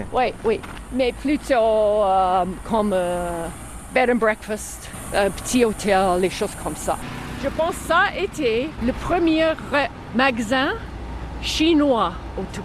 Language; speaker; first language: French; non-native, fluent; English